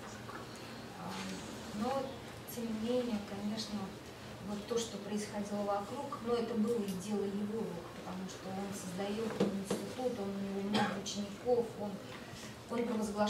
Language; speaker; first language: Russian; native; Russian